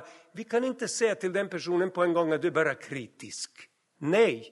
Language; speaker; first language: Swedish; non-native, fluent; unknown